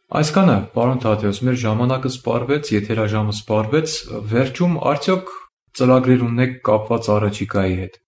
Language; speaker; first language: Armenian; native; Armenian